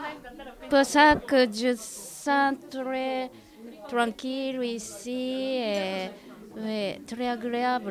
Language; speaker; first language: French; non-native, learner; Japanese